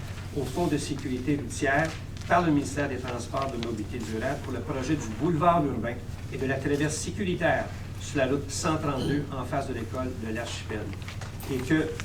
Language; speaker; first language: French; native; French